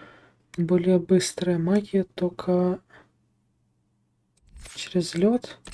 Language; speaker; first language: Russian; native; Russian